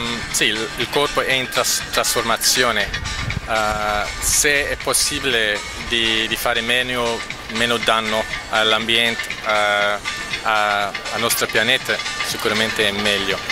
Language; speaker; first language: Italian; non-native, fluent; English